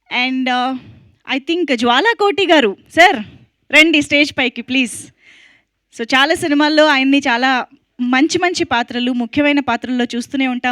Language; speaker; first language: Telugu; native; Telugu